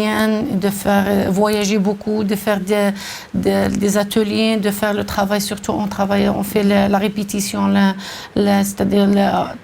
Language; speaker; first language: French; non-native, local second language; Arabic